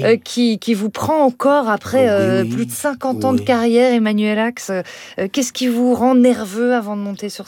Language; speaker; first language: French; native; French